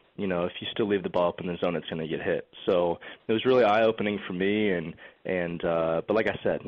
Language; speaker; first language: English; native; English